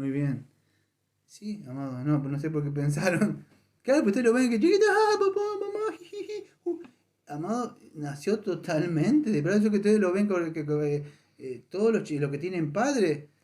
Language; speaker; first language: Spanish; native; Spanish